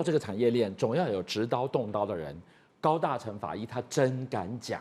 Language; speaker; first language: Chinese; native; Chinese